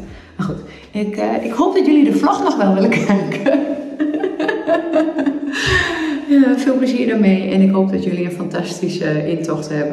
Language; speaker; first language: Dutch; native; Dutch